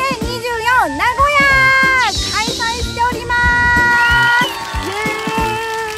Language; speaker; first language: Japanese; native; Japanese